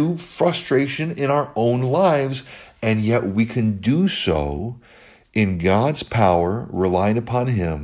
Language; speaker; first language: English; native; English